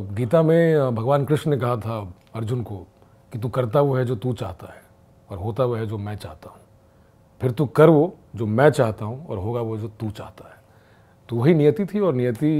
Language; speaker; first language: Hindi; native; Hindi